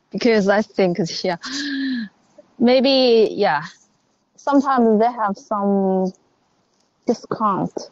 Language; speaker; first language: English; non-native, learner; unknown